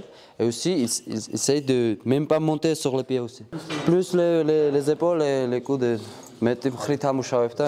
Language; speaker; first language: French; non-native, learner; Georgian